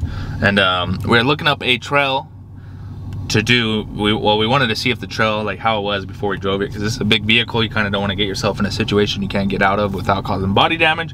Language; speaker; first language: English; native; English